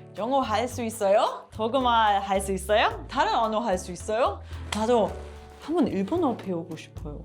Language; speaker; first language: Korean; non-native, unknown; German